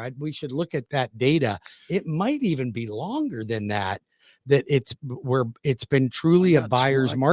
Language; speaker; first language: English; native; English